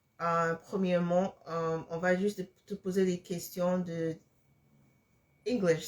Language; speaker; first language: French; non-native, fluent; English